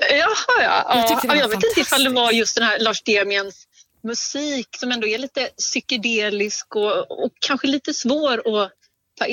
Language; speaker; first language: Swedish; native; Swedish